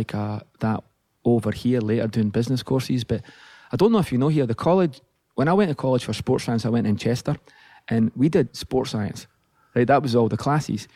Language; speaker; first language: English; native; English